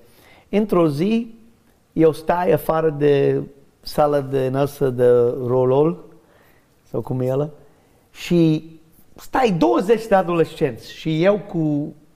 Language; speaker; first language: Romanian; non-native, learner; English